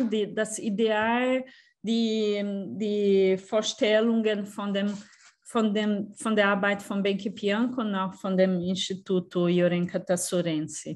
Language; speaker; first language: German; non-native, fluent; Portuguese